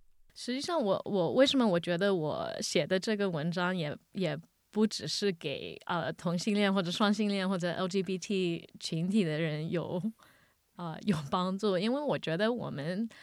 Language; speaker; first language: Chinese; early bilingual, heritage; Wu Chinese